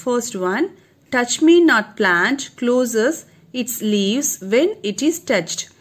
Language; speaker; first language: English; non-native, local second language; Tamil